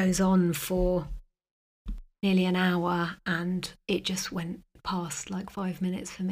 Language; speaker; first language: English; native; English